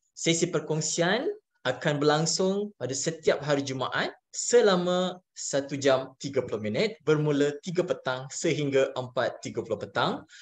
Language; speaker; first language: Malay; native; Malay